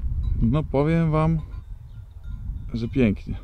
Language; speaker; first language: Polish; native; Polish